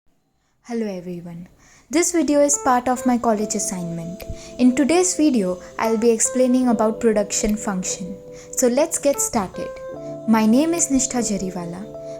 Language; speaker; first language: English; non-native, local second language; Gujarati